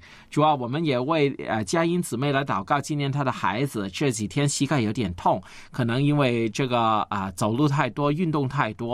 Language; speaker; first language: Chinese; native; Chinese